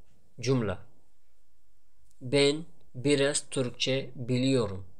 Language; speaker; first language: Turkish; non-native, fluent; Tajik